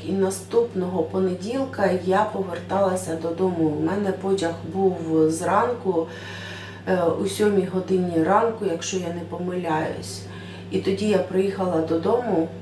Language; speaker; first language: Ukrainian; non-native, local second language; Russian